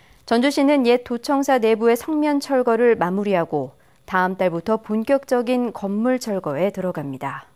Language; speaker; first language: Korean; native; Korean